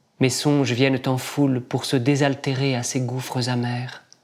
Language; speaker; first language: French; native; French